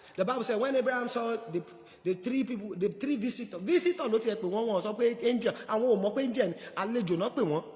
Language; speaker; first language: English; non-native, local second language; Yoruba